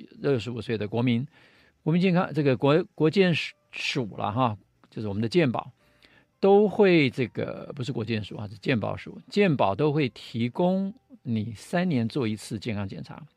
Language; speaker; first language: Chinese; native; Chinese